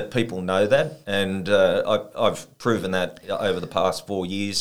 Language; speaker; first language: English; native; English